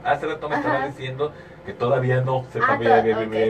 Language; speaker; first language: Spanish; native; Spanish